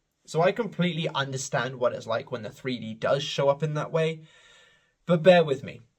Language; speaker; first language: English; native; English